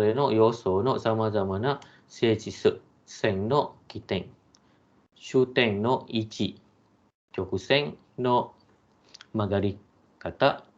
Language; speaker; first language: Japanese; non-native, fluent; Malay